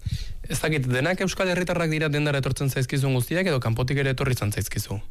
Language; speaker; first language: Basque; native; Basque